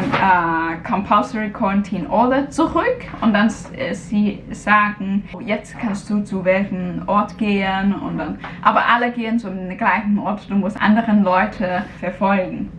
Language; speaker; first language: German; non-native, fluent; Cantonese